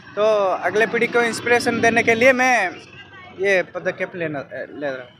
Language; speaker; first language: Hindi; non-native, local second language; Odia